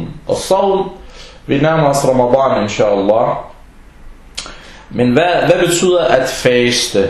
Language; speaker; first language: Danish; non-native, fluent; Arabic